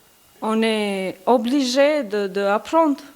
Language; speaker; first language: French; non-native, learner; Albanian